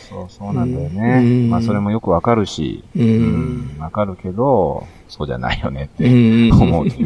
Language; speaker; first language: Japanese; native; Japanese